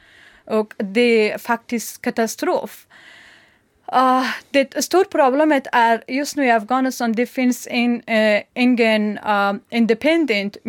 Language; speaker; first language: Swedish; non-native, learner; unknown